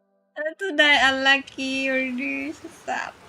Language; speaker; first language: English; non-native, learner; Vietnamese